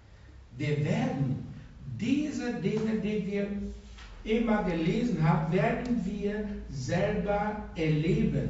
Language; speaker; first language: German; non-native, fluent; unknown